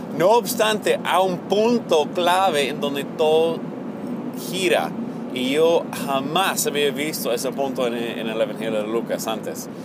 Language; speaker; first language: Spanish; non-native, fluent; English